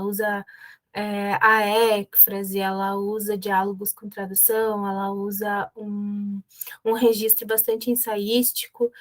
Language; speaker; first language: Portuguese; native; Portuguese